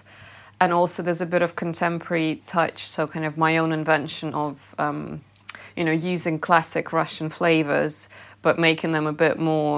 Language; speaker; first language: English; non-native, fluent; Russian